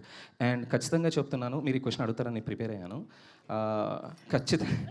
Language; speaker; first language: Telugu; native; Telugu